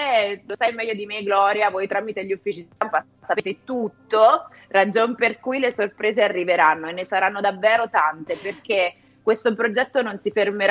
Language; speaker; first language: Italian; native; Italian